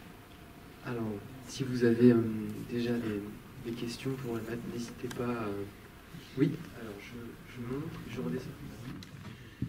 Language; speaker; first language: French; native; French